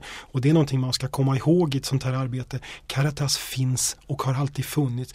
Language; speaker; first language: Swedish; native; Swedish